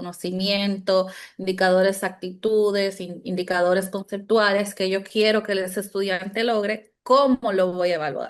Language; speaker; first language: Spanish; native; Spanish